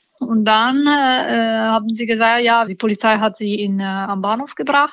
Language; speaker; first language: German; non-native, learner; Italian